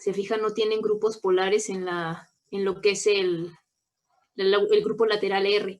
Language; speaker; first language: Spanish; native; Spanish